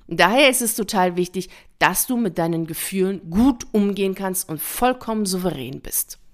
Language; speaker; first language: German; early bilingual, other home language; Persian